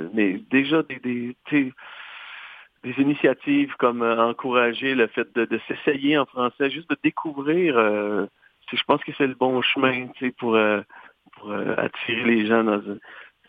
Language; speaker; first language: French; native; French